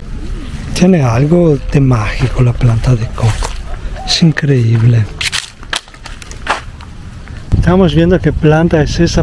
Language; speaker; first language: Spanish; non-native, fluent; Italian